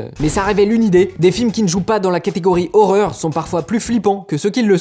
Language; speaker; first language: French; native; French